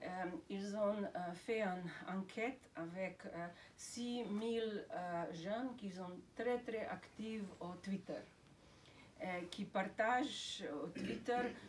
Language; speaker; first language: French; non-native, fluent; Slovenian